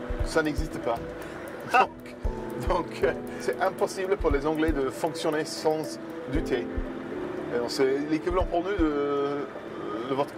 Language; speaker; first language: French; non-native, fluent; English